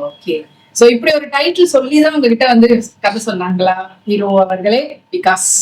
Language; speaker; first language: Tamil; native; Tamil